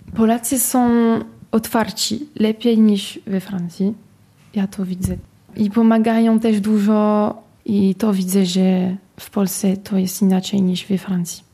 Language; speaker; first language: Polish; early bilingual, heritage; Polish